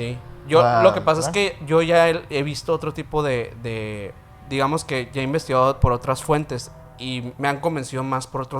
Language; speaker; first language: Spanish; native; Spanish